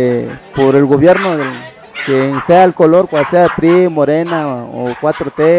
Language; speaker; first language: Spanish; non-native, local second language; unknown